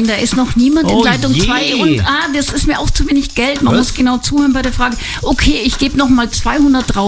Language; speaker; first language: German; native; German